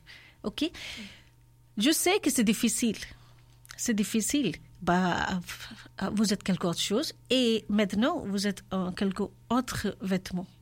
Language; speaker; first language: French; non-native, learner; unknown